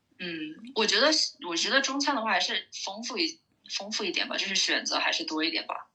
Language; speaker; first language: Chinese; early bilingual, heritage; Chinese